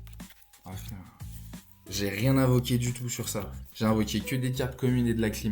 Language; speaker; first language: French; native; French